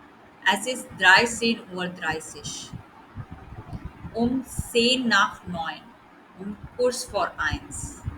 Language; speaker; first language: German; non-native, learner; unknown